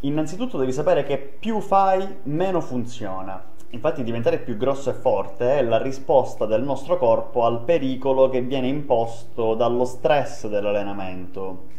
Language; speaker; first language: Italian; native; Italian